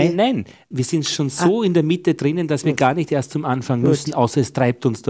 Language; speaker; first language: German; native; German